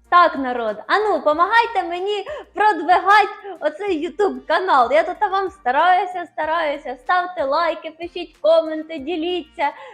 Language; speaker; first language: Ukrainian; native; Ukrainian